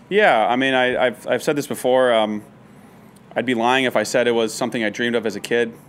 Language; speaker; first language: English; native; English